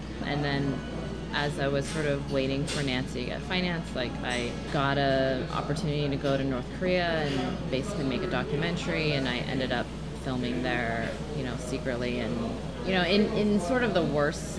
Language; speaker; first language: English; native; English